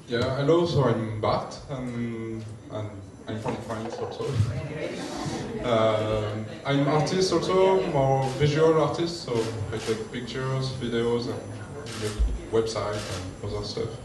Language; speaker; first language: English; non-native, learner; French